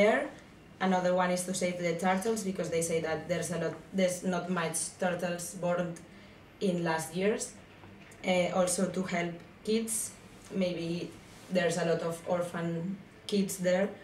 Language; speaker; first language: English; non-native, learner; Spanish